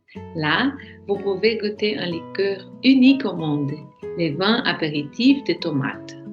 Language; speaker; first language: French; non-native, learner; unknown